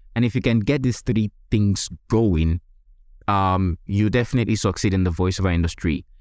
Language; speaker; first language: English; non-native, local second language; Yoruba